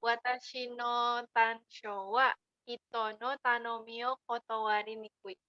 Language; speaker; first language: Japanese; non-native, learner; Indonesian